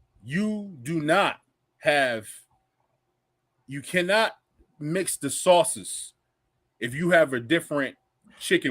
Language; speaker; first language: English; native; English